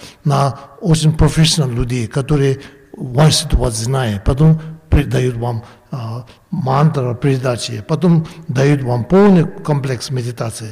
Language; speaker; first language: Russian; non-native, learner; Tibetan